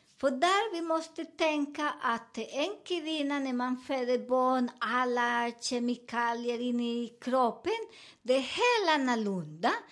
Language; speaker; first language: Swedish; non-native, fluent; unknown